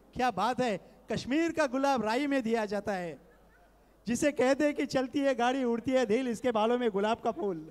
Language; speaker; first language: Hindi; non-native, local second language; Marathi